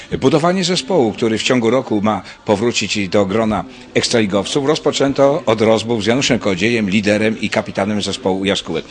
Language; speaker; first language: Polish; native; Polish